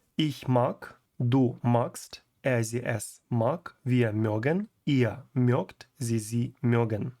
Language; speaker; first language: German; non-native, fluent; Ukrainian